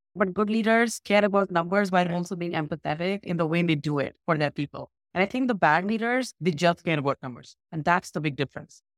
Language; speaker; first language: English; non-native, local second language; Hindi